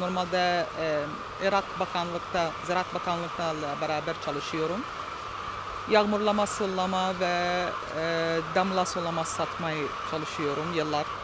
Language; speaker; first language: Turkish; non-native, fluent; Arabic